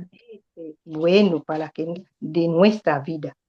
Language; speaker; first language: Spanish; non-native, learner; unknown